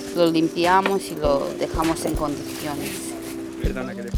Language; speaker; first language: Spanish; non-native, fluent; Romanian